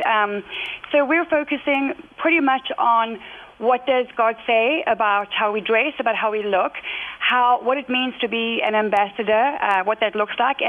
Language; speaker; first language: English; native; English